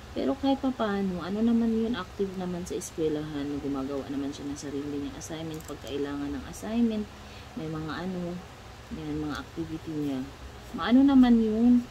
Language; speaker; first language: Filipino; non-native, local second language; Cebuano